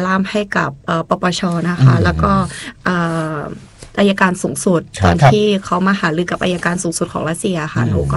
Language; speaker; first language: Thai; non-native, local second language; Russian